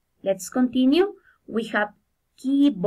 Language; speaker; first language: English; non-native, fluent; Spanish